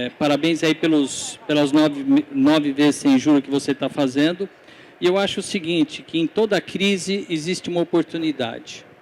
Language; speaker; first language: Portuguese; native; Portuguese